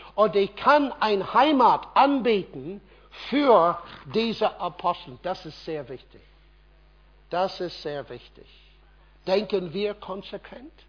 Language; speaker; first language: German; non-native, fluent; English